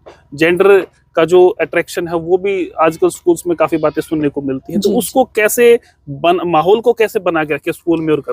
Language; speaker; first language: Hindi; native; Hindi